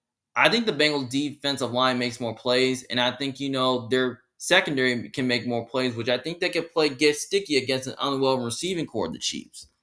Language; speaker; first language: English; native; English